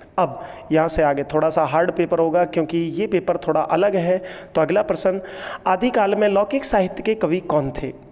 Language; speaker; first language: Hindi; native; Hindi